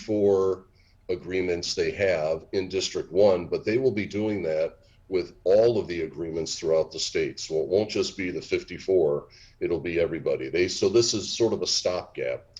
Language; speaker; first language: English; native; English